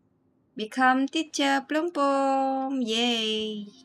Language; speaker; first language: English; non-native, learner; Vietnamese